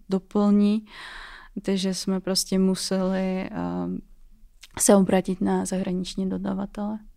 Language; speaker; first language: Czech; non-native, fluent; Russian